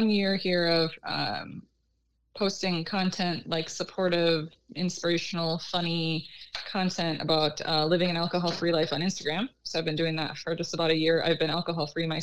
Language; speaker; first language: English; native; English